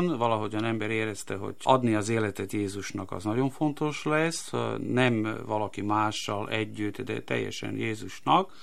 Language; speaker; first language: Hungarian; non-native, local second language; Slovak